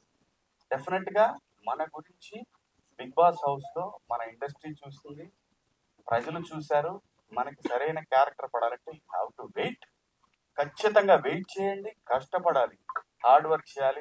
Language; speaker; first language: Telugu; native; Telugu